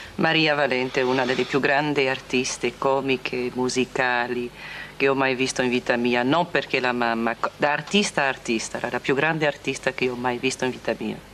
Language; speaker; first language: Italian; early bilingual, heritage; Italian